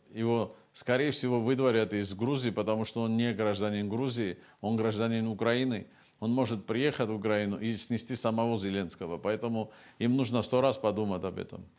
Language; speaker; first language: Russian; non-native, local second language; Georgian